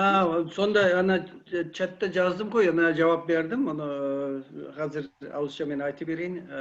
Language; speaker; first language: Kyrgyz; non-native, learner; Kazakh